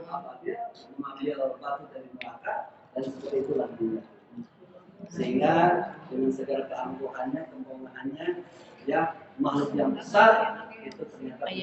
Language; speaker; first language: Indonesian; non-native, local second language; Sundanese